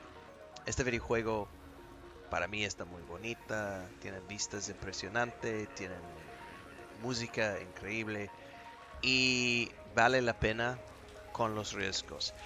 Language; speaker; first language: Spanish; non-native, learner; English